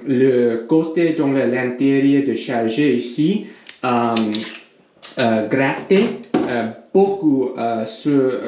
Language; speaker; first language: French; non-native, learner; English